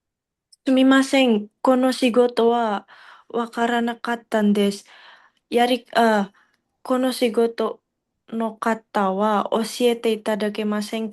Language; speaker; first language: Japanese; non-native, learner; Indonesian